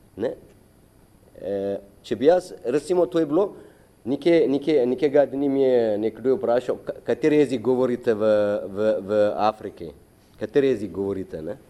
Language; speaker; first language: Slovenian; non-native, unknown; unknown